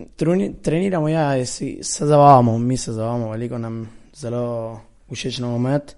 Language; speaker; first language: Slovenian; early bilingual, heritage; Spanish